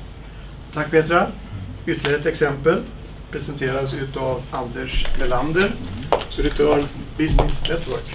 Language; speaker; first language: Swedish; native; Swedish